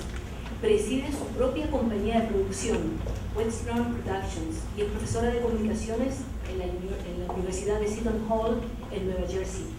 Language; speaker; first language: Spanish; native; Spanish